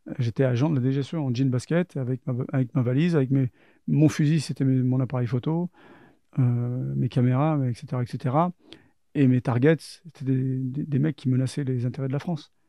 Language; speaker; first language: French; native; French